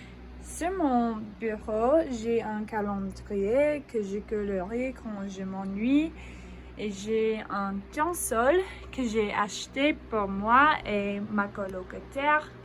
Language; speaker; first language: French; non-native, learner; English